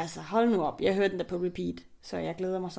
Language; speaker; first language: Danish; native; Danish